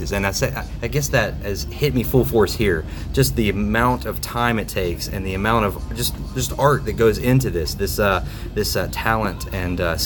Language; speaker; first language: English; native; English